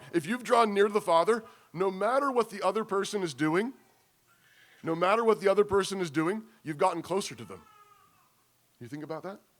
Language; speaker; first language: English; native; English